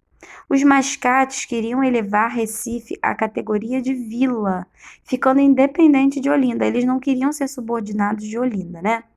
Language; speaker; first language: Portuguese; native; Portuguese